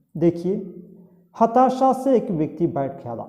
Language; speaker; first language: Hindi; non-native, local second language; Malayalam